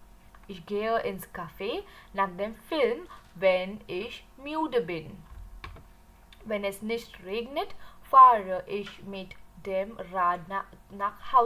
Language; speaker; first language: German; non-native, learner; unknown